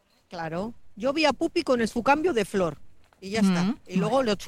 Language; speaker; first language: Spanish; native; Spanish